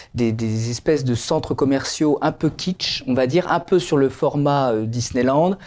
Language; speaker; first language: French; native; French